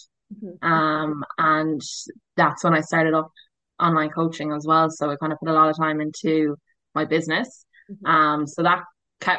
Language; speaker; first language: English; native; English